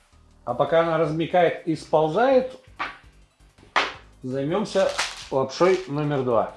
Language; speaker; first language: Russian; native; Russian